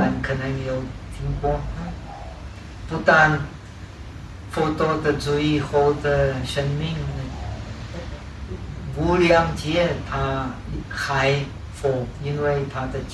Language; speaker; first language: Chinese; non-native, fluent; Czech